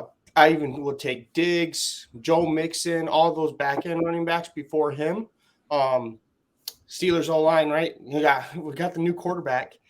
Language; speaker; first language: English; native; English